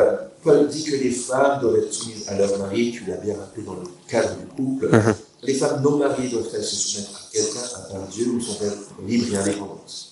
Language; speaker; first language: French; native; French